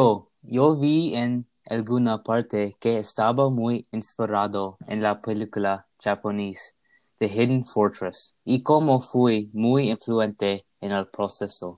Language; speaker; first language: Spanish; non-native, learner; English